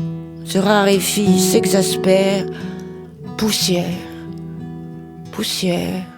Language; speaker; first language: French; native; French